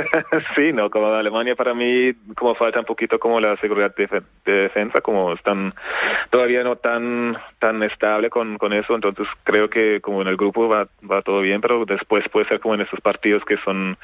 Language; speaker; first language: Spanish; non-native, fluent; German